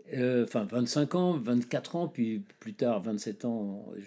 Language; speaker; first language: French; native; French